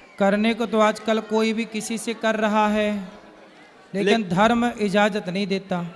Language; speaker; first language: Hindi; native; Hindi